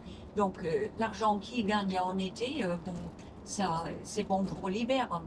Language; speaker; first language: French; non-native, fluent; English